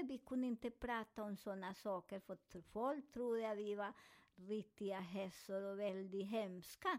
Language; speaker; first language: Swedish; non-native, fluent; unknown